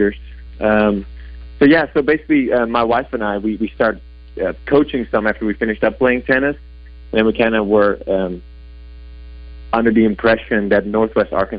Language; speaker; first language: English; non-native, fluent; Dutch